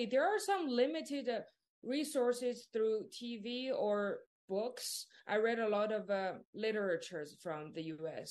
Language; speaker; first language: English; non-native, fluent; Chinese